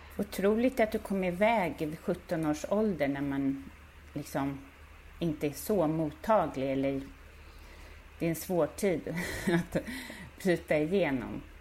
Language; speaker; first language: Swedish; native; Swedish